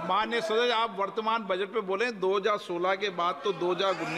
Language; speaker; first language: Hindi; native; Hindi